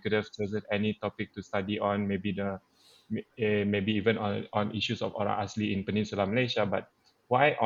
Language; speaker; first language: English; non-native, local second language; Malay